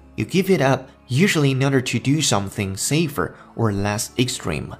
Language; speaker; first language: English; non-native, fluent; Chinese